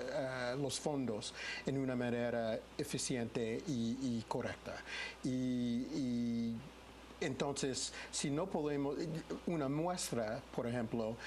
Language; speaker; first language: Spanish; non-native, fluent; English